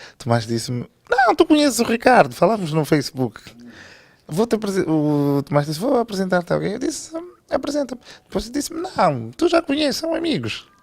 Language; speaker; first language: Portuguese; native; Portuguese